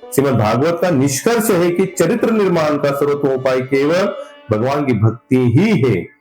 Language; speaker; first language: Hindi; non-native, local second language; Marathi